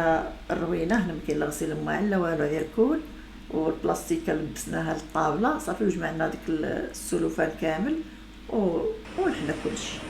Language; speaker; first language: Arabic; native; Arabic